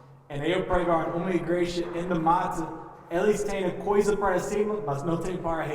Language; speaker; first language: Portuguese; non-native, learner; English